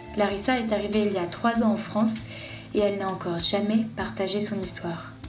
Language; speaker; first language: French; native; French